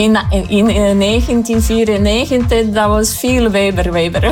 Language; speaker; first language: Dutch; non-native, learner; Croatian